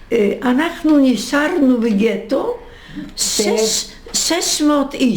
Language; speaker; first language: Hebrew; non-native, fluent; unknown